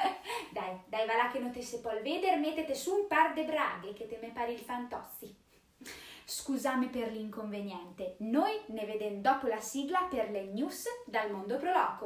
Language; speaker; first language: Italian; native; Italian